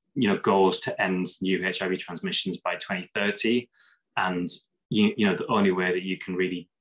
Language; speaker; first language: English; native; English